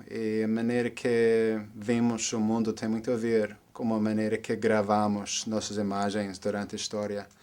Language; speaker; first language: Portuguese; non-native, fluent; English